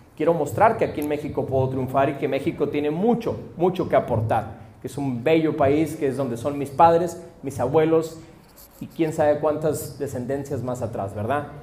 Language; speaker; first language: Spanish; early bilingual, heritage; Spanish